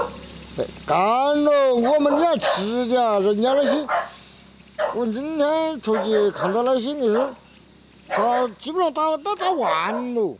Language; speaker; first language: Chinese; native; Chinese